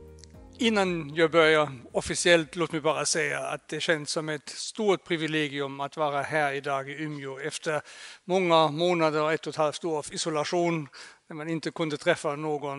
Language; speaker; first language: Swedish; non-native, fluent; German